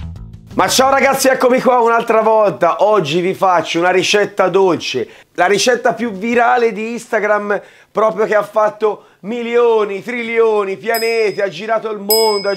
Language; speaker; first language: Italian; native; Italian